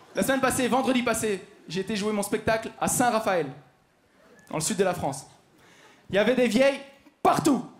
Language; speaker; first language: French; native; French